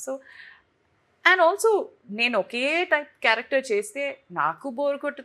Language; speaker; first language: Telugu; non-native, fluent; Tamil